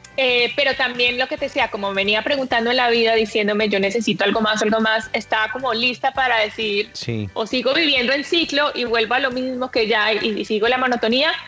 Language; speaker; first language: Spanish; native; Spanish